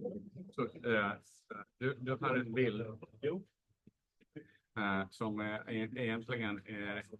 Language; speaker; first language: Swedish; non-native, fluent; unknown